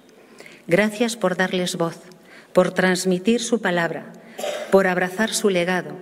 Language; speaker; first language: Spanish; native; Spanish